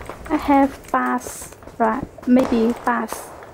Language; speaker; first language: English; non-native, learner; Chinese